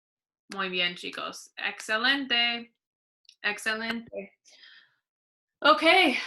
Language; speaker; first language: Spanish; non-native, fluent; English